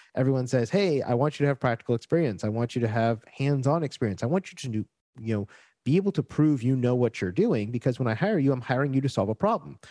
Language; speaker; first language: English; native; English